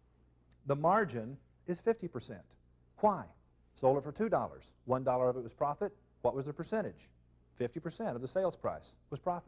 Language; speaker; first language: English; native; English